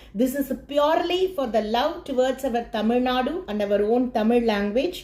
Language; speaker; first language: English; non-native, local second language; Tamil